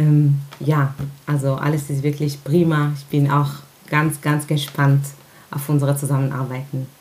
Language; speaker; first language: German; non-native, fluent; Hebrew